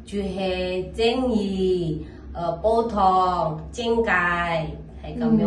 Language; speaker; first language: Cantonese; non-native, learner; Indonesian